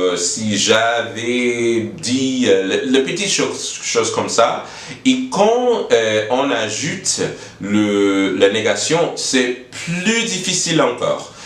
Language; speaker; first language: French; non-native, learner; English